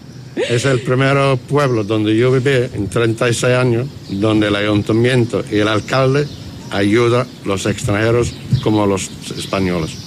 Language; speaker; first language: Spanish; non-native, learner; English